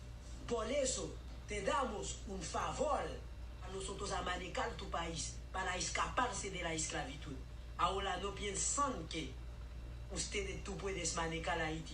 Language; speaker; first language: Spanish; non-native, learner; Haitian Creole